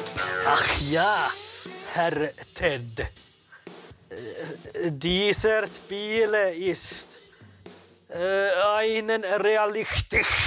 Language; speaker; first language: German; non-native, learner; Swedish